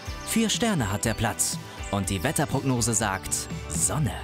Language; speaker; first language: German; native; German